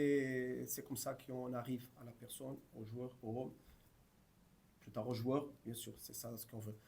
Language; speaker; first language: French; non-native, fluent; Portuguese